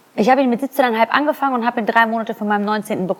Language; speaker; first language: German; early bilingual, other home language; Greek